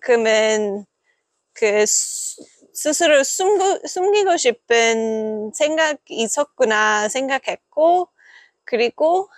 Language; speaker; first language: Korean; non-native, fluent; English